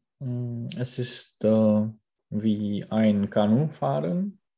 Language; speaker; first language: German; non-native, learner; Czech